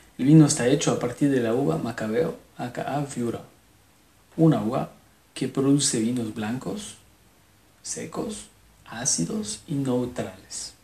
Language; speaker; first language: Spanish; non-native, fluent; French